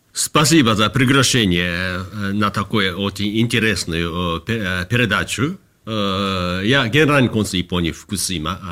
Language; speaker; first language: Russian; non-native, fluent; Japanese